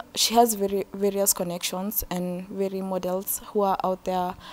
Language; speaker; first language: English; non-native, local second language; Swahili